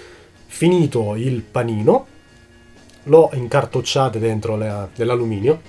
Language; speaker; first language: Italian; native; Italian